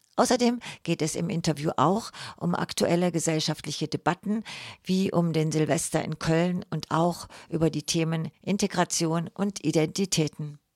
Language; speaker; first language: German; native; German